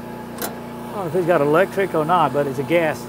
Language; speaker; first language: English; non-native, fluent; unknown